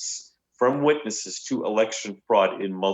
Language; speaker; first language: English; native; English